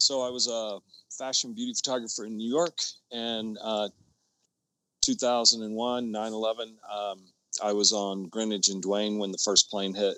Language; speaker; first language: English; native; English